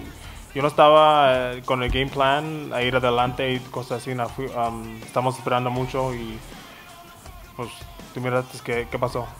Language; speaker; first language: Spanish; early bilingual, heritage; English